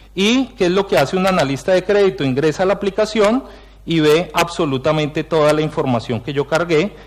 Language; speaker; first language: Spanish; native; Spanish